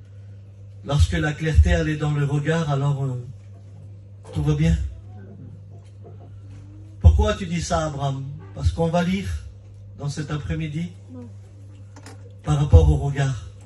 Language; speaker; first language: French; native; French